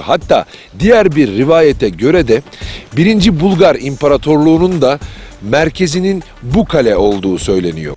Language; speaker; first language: Turkish; native; Turkish